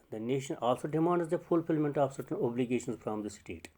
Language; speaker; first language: English; non-native, local second language; Urdu